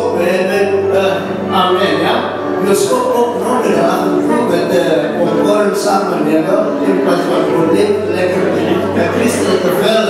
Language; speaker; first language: Dutch; non-native, fluent; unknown